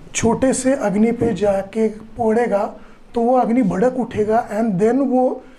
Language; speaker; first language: Hindi; non-native, local second language; Marathi